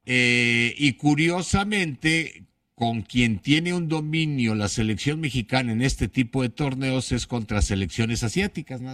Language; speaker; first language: Spanish; native; Spanish